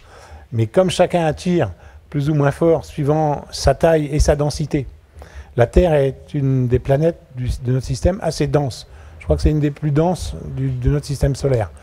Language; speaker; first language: French; native; French